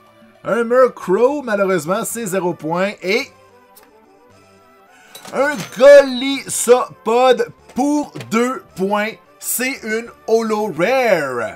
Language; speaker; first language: French; native; French